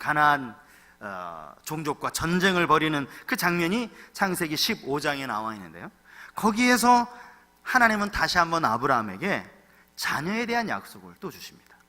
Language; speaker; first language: Korean; native; Korean